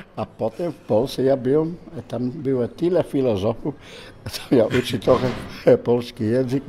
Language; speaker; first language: Polish; non-native, learner; Dutch